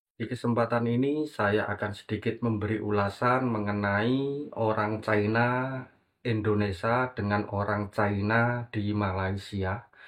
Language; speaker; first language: Indonesian; native; Indonesian